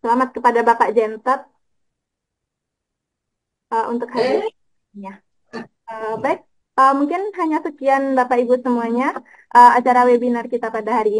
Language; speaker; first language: Indonesian; native; Indonesian